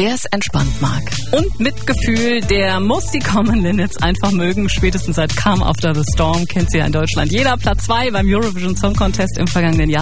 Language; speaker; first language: German; native; German